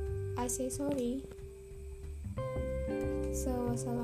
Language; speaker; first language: English; non-native, learner; Indonesian